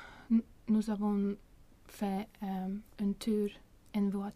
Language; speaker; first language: French; non-native, learner; Swedish